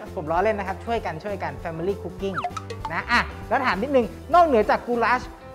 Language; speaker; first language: Thai; native; Thai